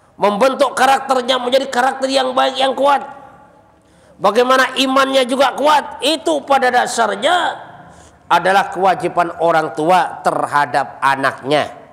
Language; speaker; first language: Indonesian; native; Indonesian